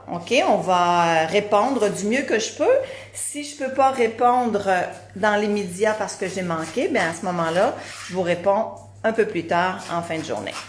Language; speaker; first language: French; native; French